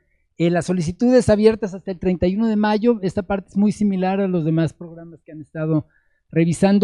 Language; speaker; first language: Spanish; native; Spanish